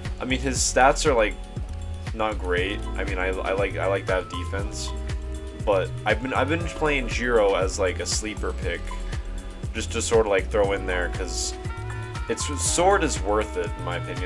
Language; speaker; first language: English; native; English